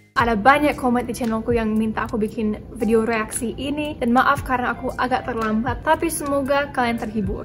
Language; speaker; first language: Indonesian; non-native, fluent; English